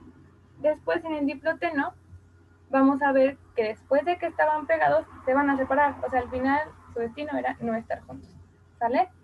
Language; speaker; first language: Spanish; native; Spanish